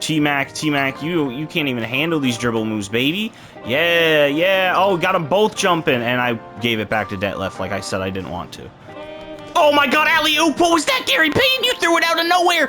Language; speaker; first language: English; native; English